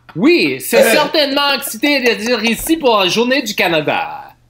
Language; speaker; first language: French; non-native, learner; English